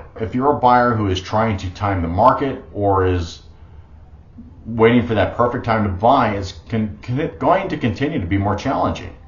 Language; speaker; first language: English; native; English